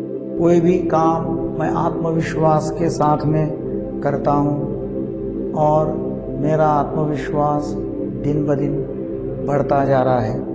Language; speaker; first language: Hindi; non-native, local second language; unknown